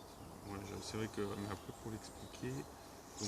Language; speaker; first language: French; native; French